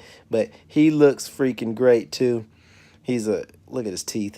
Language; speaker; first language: English; native; English